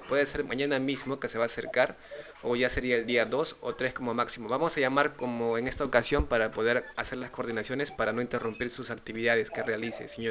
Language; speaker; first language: Spanish; native; Spanish